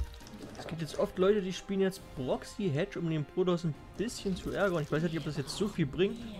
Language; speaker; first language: German; native; German